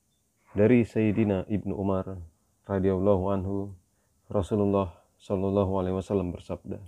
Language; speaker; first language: Indonesian; native; Indonesian